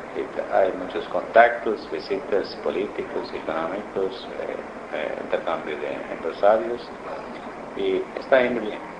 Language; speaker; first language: Spanish; non-native, learner; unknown